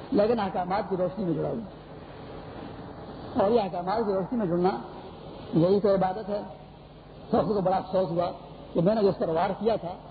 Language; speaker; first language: Urdu; non-native, local second language; Pashto